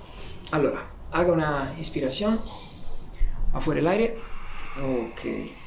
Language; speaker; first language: Spanish; non-native, fluent; Italian